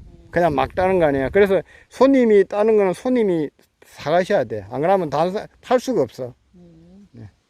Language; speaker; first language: Korean; native; Korean